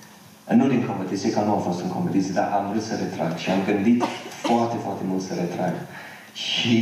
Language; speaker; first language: Romanian; non-native, fluent; English